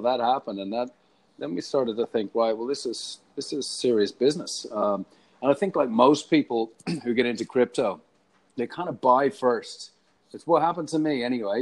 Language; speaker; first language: English; native; English